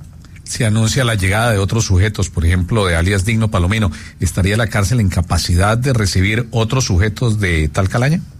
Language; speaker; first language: Spanish; native; Spanish